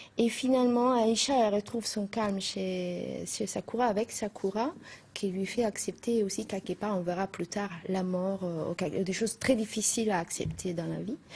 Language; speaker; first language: French; non-native, fluent; Italian